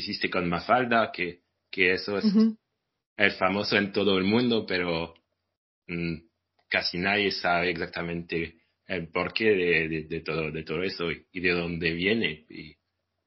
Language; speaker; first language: Spanish; non-native, fluent; French